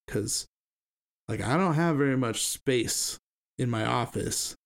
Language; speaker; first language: English; native; English